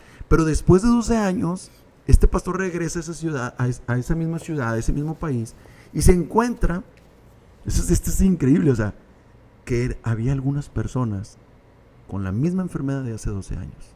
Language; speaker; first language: Spanish; native; Spanish